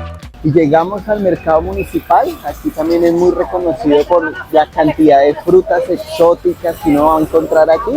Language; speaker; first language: Spanish; native; Spanish